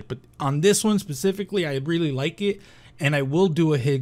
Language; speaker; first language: English; native; English